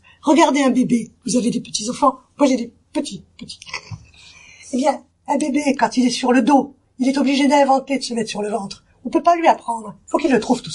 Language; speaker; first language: French; native; French